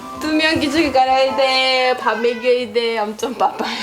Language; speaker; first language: Korean; non-native, learner; Spanish